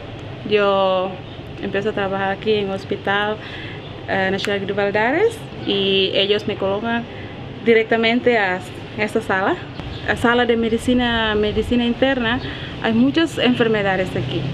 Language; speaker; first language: Spanish; non-native, learner; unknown